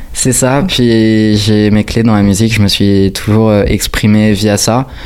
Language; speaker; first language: French; native; French